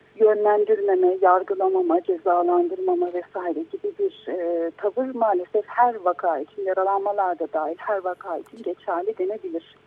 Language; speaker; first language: Turkish; native; Turkish